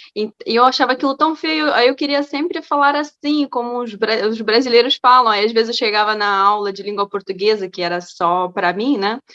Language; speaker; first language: Portuguese; non-native, fluent; Ukrainian